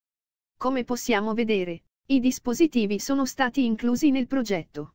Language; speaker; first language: Italian; native; Italian